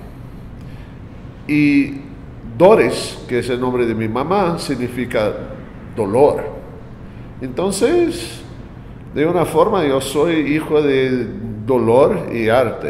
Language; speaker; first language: Spanish; non-native, fluent; English